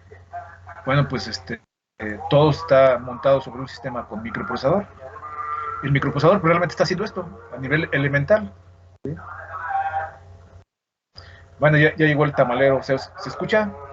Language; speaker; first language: Spanish; native; Spanish